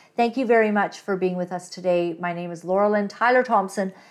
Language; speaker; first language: English; native; English